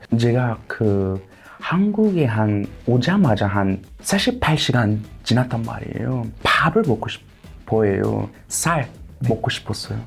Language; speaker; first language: Korean; non-native, fluent; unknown